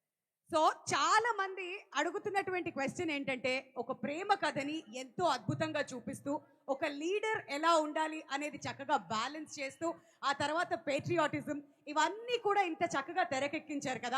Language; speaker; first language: Telugu; native; Telugu